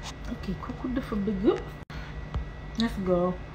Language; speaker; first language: English; non-native, learner; Wolof